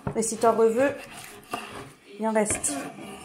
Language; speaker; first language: French; native; French